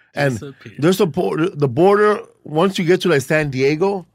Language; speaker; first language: English; early bilingual, other home language; Spanish